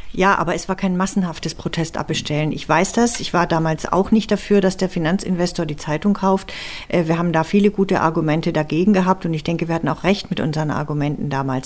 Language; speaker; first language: German; native; German